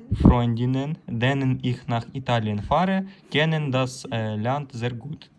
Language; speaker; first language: German; non-native, learner; Ukrainian